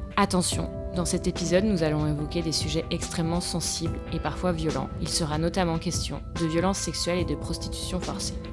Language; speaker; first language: French; native; French